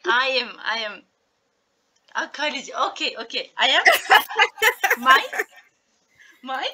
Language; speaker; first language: English; non-native, learner; Turkish